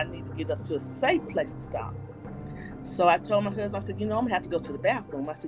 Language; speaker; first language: English; native; English